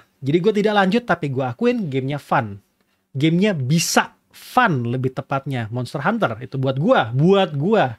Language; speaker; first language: Indonesian; native; Indonesian